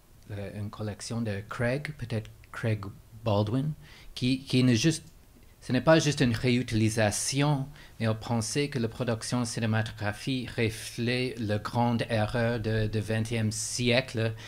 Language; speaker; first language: French; non-native, fluent; English